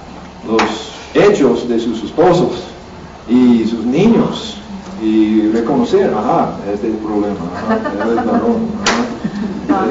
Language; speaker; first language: Spanish; non-native, learner; English